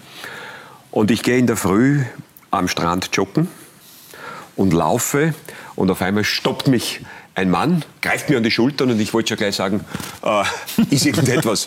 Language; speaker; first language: German; native; German